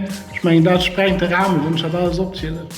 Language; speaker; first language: German; non-native, local second language; Luxembourgish